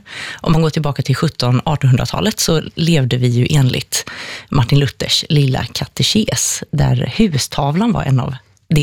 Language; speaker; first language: Swedish; native; Swedish